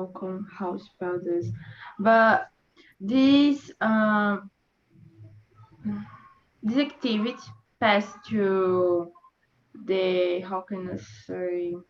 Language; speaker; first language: English; non-native, learner; Portuguese